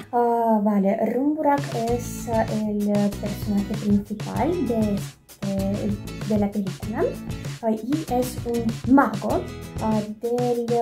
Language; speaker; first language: Spanish; non-native, fluent; Russian